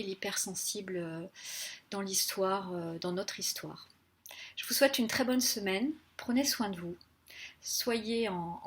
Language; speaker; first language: French; native; French